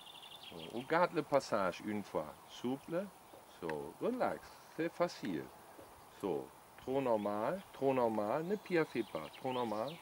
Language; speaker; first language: French; non-native, learner; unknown